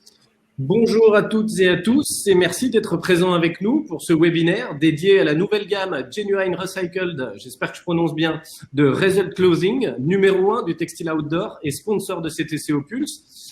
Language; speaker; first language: French; native; French